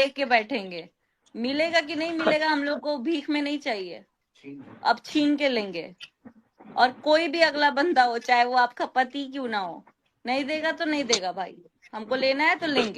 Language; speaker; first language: Hindi; native; Hindi